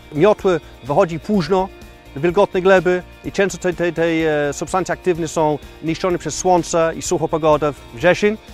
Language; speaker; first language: Polish; non-native, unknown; English